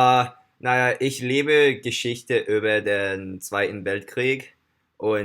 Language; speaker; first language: German; non-native, learner; English